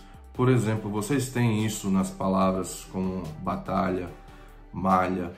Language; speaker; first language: Portuguese; non-native, fluent; Croatian